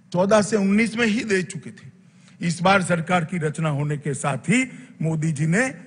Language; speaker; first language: Hindi; non-native, local second language; Gujarati